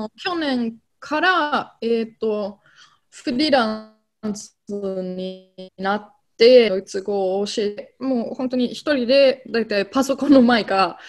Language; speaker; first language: Japanese; non-native, fluent; German